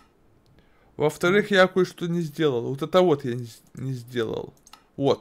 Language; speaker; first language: Russian; native; Russian